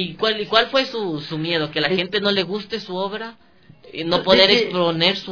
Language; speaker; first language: Spanish; native; Spanish